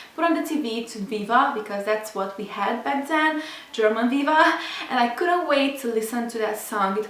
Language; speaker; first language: English; non-native, fluent; Hungarian